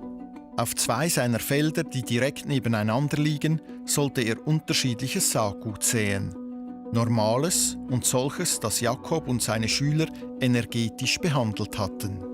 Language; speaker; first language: German; native; German